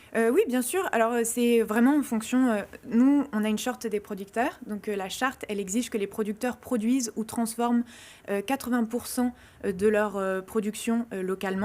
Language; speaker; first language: French; native; French